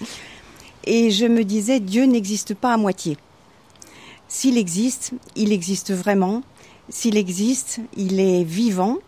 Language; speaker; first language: French; native; French